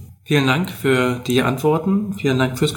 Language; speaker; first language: German; native; German